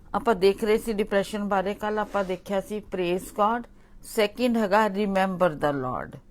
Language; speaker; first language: Hindi; non-native, local second language; Punjabi